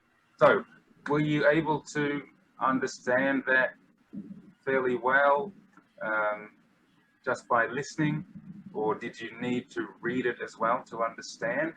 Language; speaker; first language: English; non-native, fluent; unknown